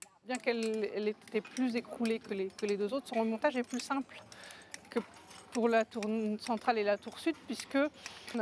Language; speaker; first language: French; native; French